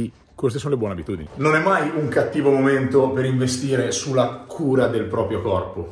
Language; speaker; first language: Italian; native; Italian